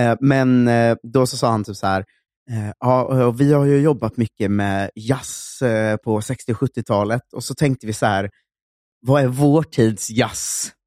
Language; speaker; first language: Swedish; native; Swedish